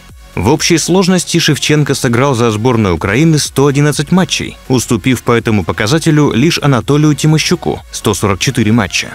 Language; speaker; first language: Russian; native; Russian